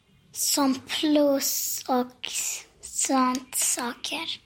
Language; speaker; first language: Swedish; early bilingual, other home language; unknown